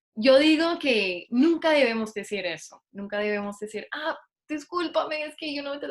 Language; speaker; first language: Spanish; non-native, fluent; English